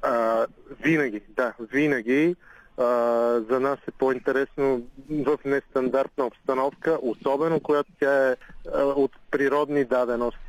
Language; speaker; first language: Bulgarian; native; Bulgarian